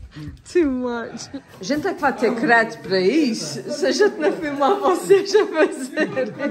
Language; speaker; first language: Portuguese; early bilingual, heritage; Portuguese